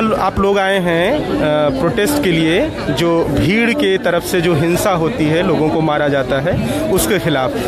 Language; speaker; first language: Hindi; native; Hindi